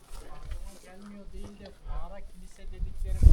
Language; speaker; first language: Turkish; native; Turkish